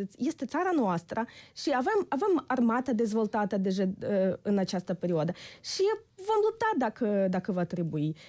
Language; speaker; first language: Romanian; non-native, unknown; Ukrainian